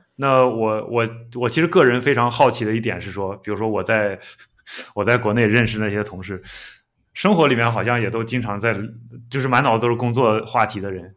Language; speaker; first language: Chinese; native; Chinese